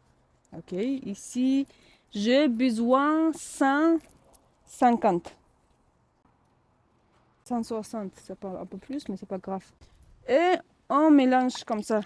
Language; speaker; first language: French; non-native, learner; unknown